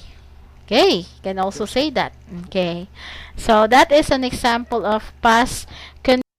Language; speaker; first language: English; non-native, fluent; Cebuano